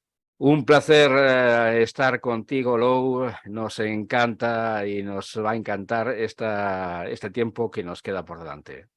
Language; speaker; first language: Spanish; native; Spanish